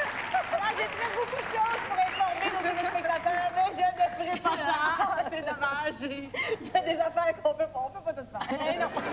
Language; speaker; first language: French; native; French